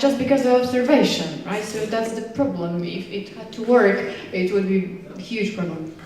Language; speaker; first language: English; non-native, learner; Polish